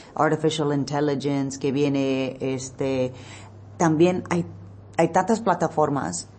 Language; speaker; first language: Spanish; non-native, learner; English